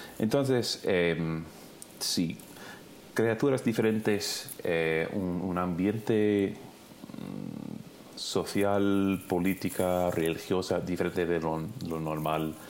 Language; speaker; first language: Spanish; non-native, fluent; English